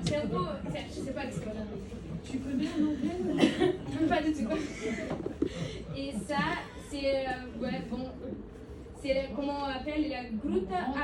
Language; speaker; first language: French; non-native, learner; Portuguese